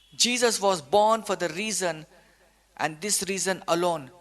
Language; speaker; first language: English; non-native, local second language; Telugu